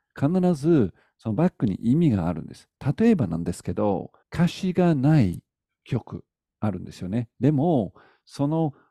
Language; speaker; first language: Japanese; non-native, fluent; English